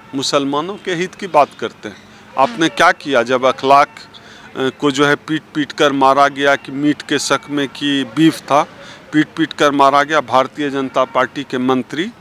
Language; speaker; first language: Hindi; native; Hindi